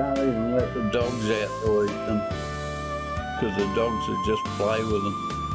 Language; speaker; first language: English; native; English